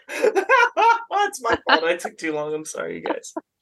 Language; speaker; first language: English; native; English